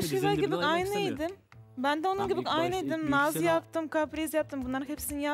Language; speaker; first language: Turkish; non-native, fluent; Russian